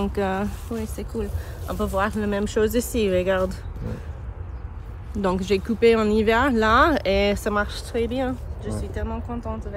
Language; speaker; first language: French; non-native, learner; English